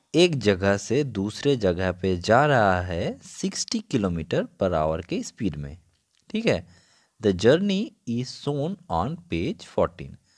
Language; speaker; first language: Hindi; non-native, local second language; Bangla